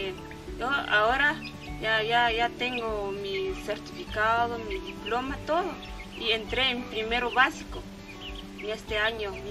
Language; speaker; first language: Spanish; non-native, local second language; Kʼicheʼ